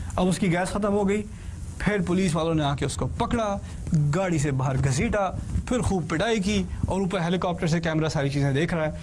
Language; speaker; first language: Urdu; early bilingual, heritage; Urdu